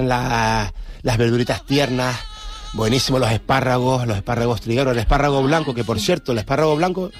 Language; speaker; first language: Spanish; native; Spanish